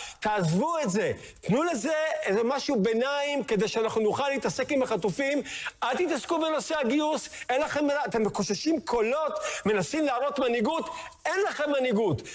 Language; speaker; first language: Hebrew; native; Hebrew